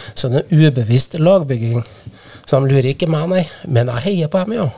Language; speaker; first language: Norwegian; native; Norwegian